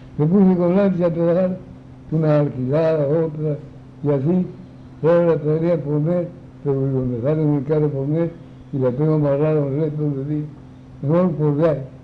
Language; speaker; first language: Spanish; native; Spanish